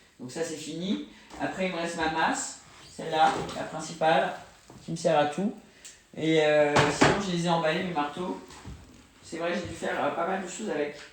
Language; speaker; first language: French; native; French